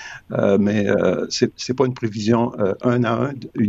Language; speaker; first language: French; native; French